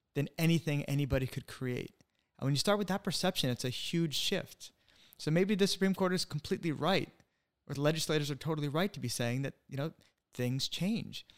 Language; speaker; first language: English; native; English